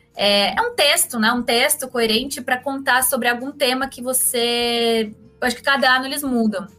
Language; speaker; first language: Portuguese; non-native, fluent; Russian